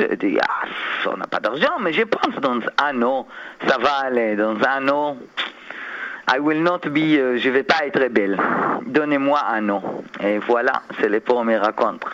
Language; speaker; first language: French; non-native, learner; Hebrew